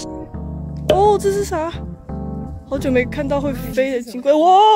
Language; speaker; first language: Chinese; native; Chinese